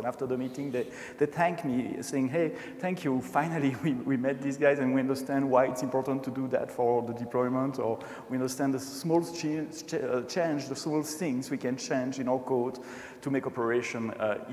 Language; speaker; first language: English; non-native, fluent; French